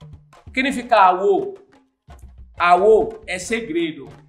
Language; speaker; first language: Portuguese; non-native, learner; Yoruba